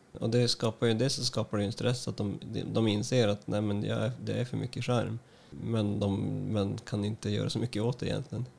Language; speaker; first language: Swedish; native; Swedish